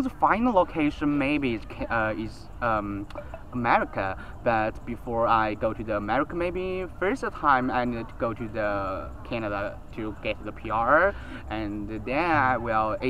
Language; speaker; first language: English; non-native, learner; Chinese